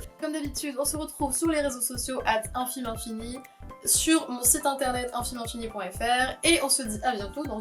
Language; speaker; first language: French; native; French